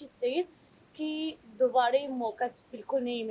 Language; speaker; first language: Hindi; non-native, learner; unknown